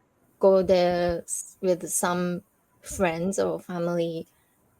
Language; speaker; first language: English; non-native, learner; Japanese